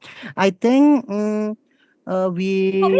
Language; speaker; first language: English; non-native, learner; Indonesian